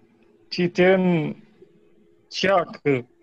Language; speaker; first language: Chinese; non-native, learner; Indonesian